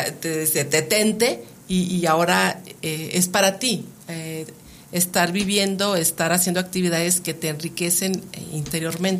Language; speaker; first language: Spanish; native; Spanish